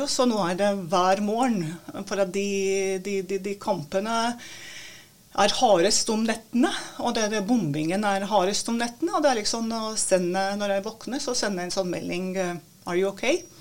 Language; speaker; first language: Norwegian; non-native, fluent; Latvian